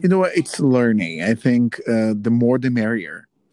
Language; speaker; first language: English; non-native, fluent; Portuguese